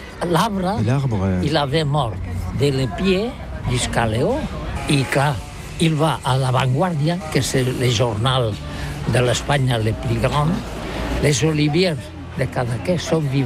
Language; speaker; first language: French; non-native, learner; Catalan